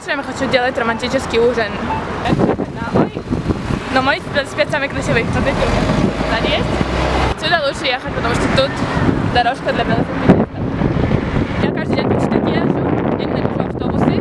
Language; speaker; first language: Russian; early bilingual, heritage; Russian